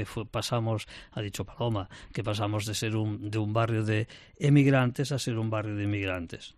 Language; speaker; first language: Spanish; non-native, local second language; Catalan